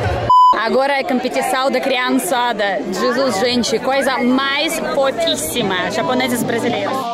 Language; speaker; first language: Portuguese; non-native, fluent; Russian